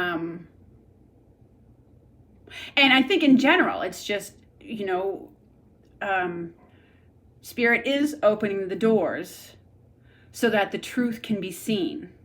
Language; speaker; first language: English; native; English